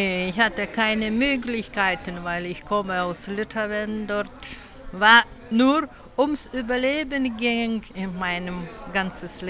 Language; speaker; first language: German; non-native, learner; Lithuanian